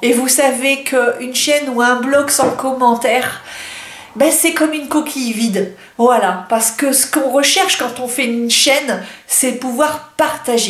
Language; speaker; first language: French; native; French